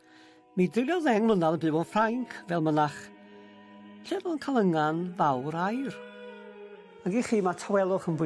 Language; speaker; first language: Welsh; native; Welsh